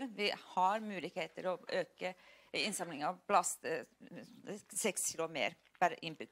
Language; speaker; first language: Norwegian; non-native, fluent; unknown